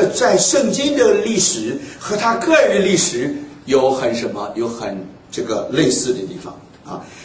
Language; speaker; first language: Chinese; native; Chinese